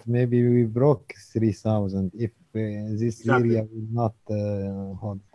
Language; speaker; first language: English; non-native, learner; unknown